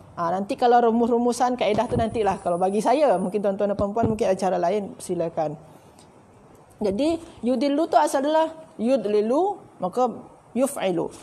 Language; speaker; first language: Malay; native; Malay